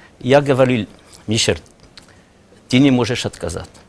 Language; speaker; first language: Russian; non-native, learner; French